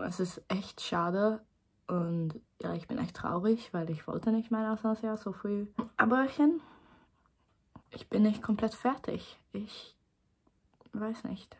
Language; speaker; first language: German; non-native, learner; Swedish